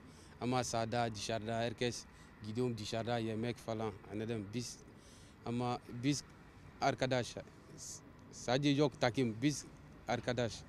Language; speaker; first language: Turkish; non-native, learner; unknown